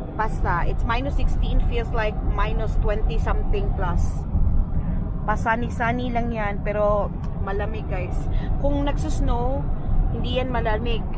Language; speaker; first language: Filipino; non-native, local second language; Cebuano